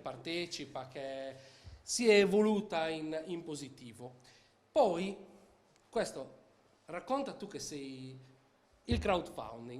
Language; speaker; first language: Italian; native; Italian